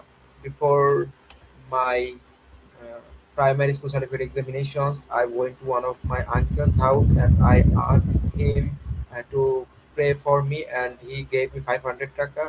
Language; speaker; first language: English; non-native, learner; Bangla